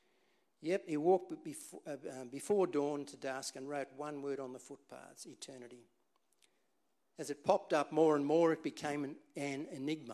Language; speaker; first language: English; native; English